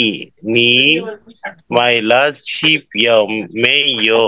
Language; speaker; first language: Chinese; non-native, learner; Bangla